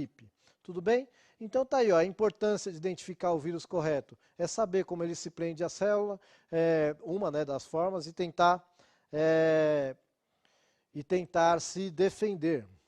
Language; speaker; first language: Portuguese; native; Portuguese